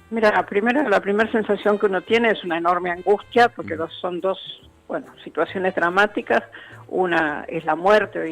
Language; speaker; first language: Spanish; native; Spanish